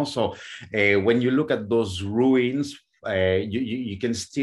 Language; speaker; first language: English; non-native, fluent; French